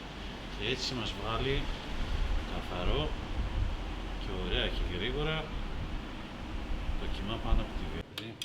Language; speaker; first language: Greek; non-native, learner; Persian